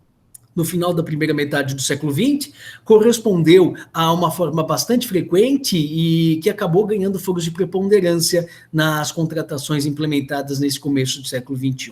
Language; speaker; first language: Portuguese; native; Portuguese